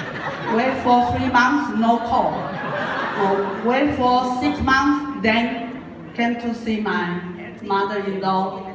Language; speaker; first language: English; non-native, learner; Japanese